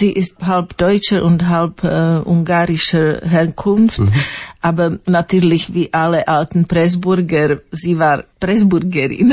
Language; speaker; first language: German; non-native, fluent; Slovak